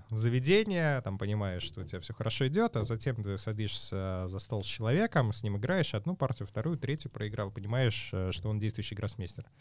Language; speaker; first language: Russian; native; Russian